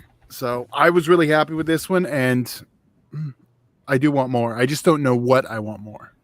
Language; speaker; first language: English; native; English